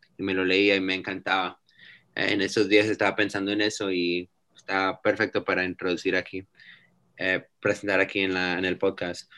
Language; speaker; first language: Spanish; early bilingual, heritage; Spanish